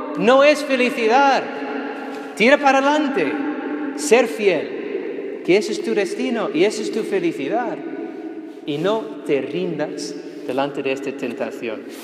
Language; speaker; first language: Spanish; non-native, fluent; English